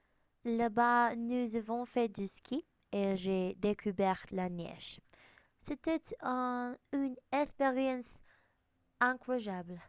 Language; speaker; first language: French; non-native, learner; Spanish